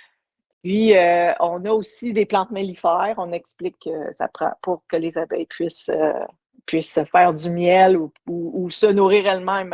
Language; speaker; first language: French; native; French